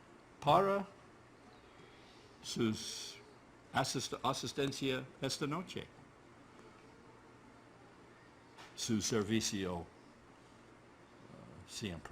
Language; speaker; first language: Spanish; non-native, learner; English